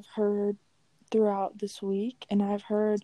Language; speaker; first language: English; native; English